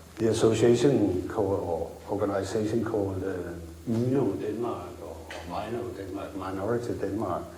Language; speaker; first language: English; non-native, fluent; Danish